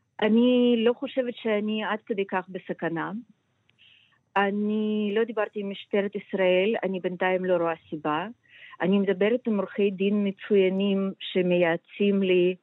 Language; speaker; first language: Hebrew; non-native, fluent; Russian